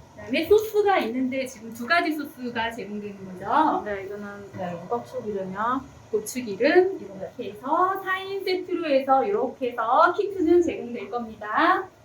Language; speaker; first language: Korean; early bilingual, heritage; Korean